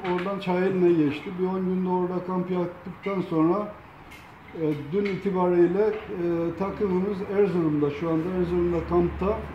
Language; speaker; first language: Turkish; native; Turkish